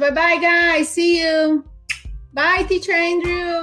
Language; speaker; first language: English; non-native, fluent; Portuguese